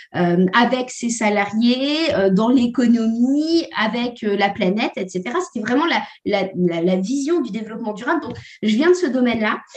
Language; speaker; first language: French; native; French